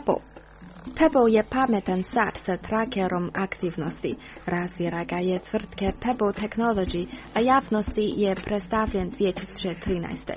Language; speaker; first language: Croatian; native; Croatian